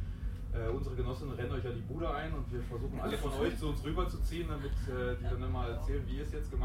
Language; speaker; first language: German; native; German